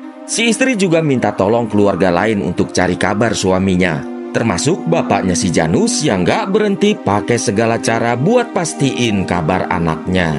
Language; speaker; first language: Indonesian; native; Indonesian